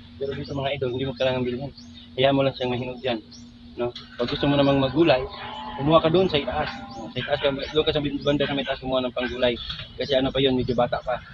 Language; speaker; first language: Filipino; non-native, local second language; Cebuano